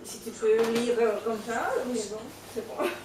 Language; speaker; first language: French; non-native, learner; Spanish